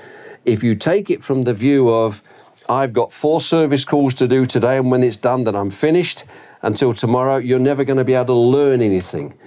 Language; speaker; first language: English; native; English